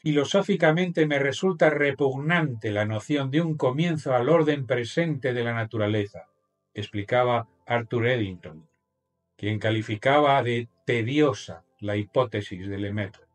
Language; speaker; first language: Spanish; native; Spanish